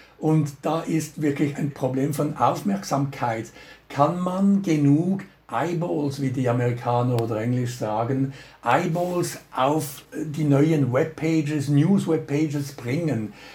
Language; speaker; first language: German; non-native, local second language; French